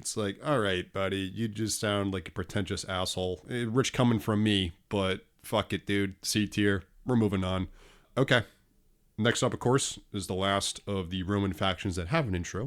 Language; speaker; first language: English; native; English